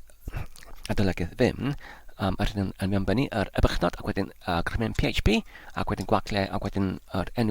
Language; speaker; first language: Welsh; non-native, learner; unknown